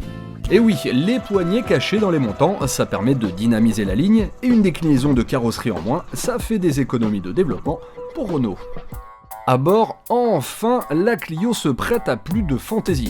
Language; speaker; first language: French; native; French